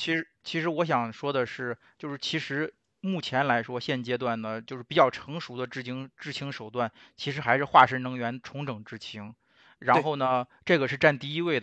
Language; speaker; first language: Chinese; native; Chinese